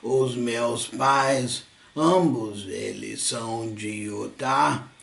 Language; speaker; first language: Portuguese; non-native, fluent; English